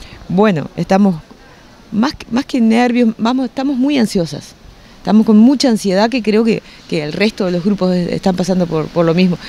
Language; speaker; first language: Spanish; native; Spanish